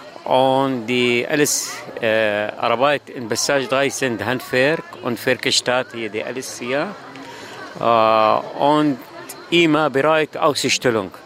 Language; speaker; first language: German; non-native, learner; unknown